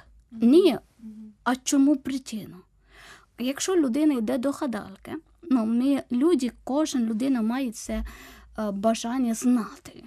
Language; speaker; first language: Ukrainian; non-native, learner; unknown